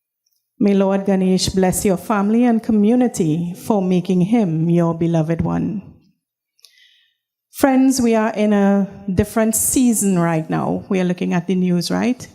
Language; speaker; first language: English; native; English